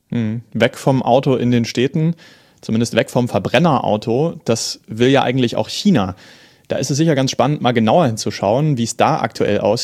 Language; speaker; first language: German; native; German